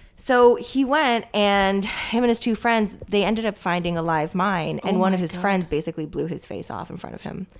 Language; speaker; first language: English; early bilingual, other home language; Chinese